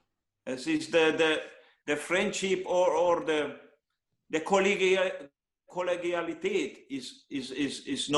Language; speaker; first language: English; non-native, learner; Hungarian